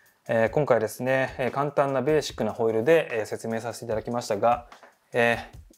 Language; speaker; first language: Japanese; native; Japanese